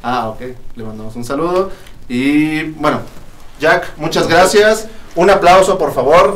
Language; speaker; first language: Spanish; native; Spanish